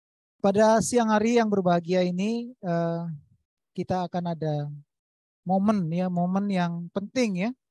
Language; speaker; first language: Indonesian; native; Indonesian